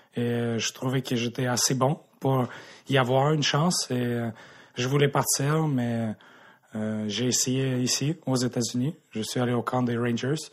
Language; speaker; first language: French; native; French